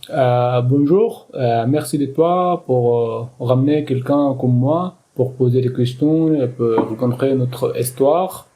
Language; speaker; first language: French; non-native, learner; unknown